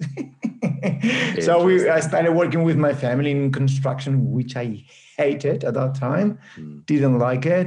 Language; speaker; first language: English; non-native, fluent; Spanish